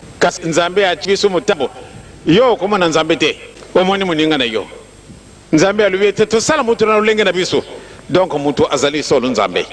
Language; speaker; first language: Lingala; non-native, local second language; Kongo